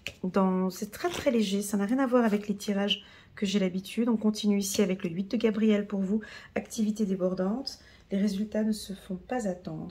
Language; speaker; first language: French; native; French